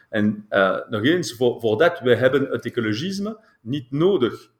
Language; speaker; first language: Dutch; non-native, local second language; French